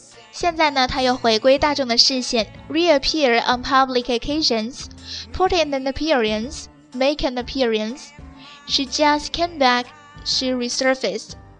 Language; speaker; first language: English; non-native, fluent; Chinese